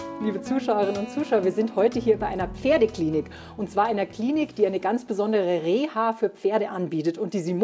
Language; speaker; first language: German; native; German